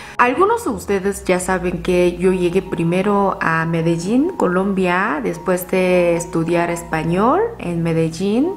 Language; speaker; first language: Spanish; non-native, fluent; Korean